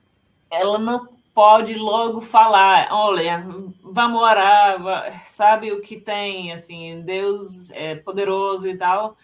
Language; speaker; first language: Portuguese; non-native, fluent; Finnish